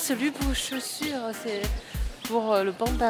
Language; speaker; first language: French; non-native, learner; Chinese